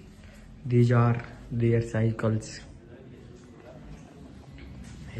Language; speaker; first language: English; non-native, local second language; Hindi